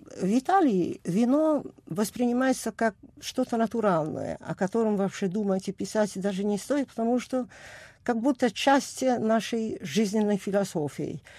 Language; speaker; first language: Russian; non-native, fluent; Italian